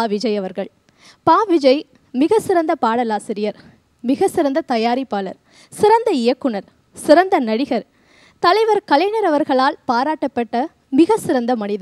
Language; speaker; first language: Tamil; native; Tamil